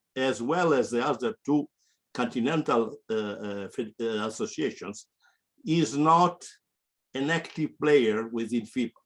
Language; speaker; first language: English; non-native, fluent; Italian